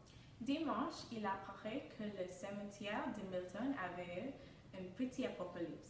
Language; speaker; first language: French; non-native, learner; English